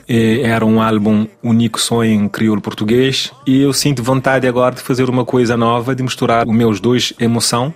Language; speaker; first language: Portuguese; non-native, local second language; Kabuverdianu